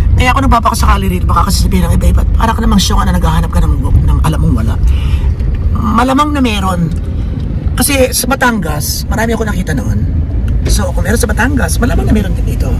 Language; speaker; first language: Filipino; native; Filipino